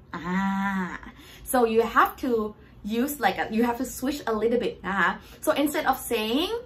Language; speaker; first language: English; non-native, fluent; Thai